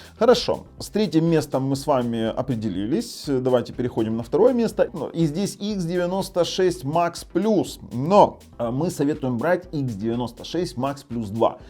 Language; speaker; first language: Russian; native; Russian